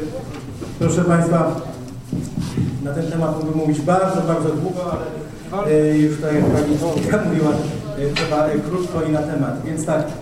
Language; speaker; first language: Polish; native; Polish